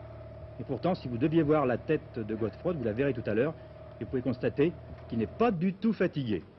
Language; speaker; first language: French; native; French